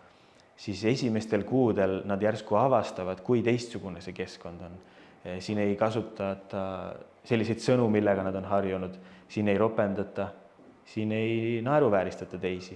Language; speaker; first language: Estonian; native; Estonian